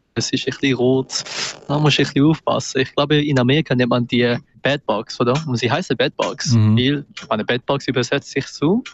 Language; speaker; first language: German; native; German